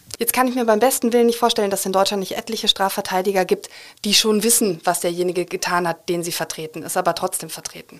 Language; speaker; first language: German; native; German